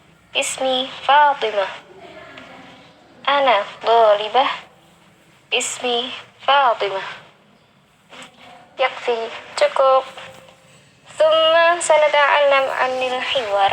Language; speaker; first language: Arabic; non-native, learner; Indonesian